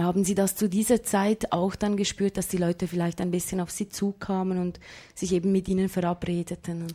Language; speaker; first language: German; native; German